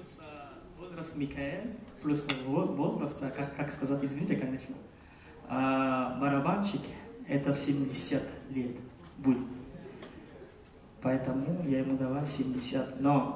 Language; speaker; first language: Russian; non-native, fluent; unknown